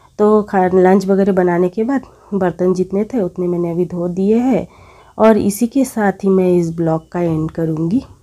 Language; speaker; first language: Hindi; non-native, local second language; Bangla